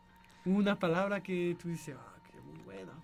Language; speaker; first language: Spanish; non-native, learner; French